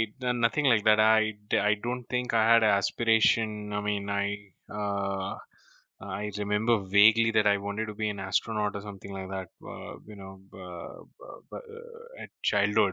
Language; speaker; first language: English; non-native, local second language; Hindi